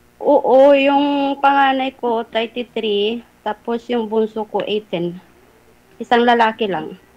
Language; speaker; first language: Filipino; non-native, local second language; Waray